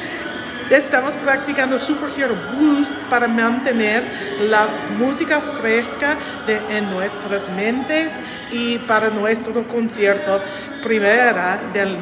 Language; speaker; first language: Spanish; non-native, learner; English